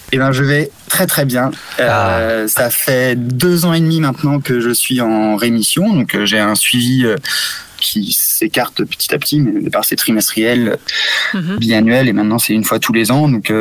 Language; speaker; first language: French; native; French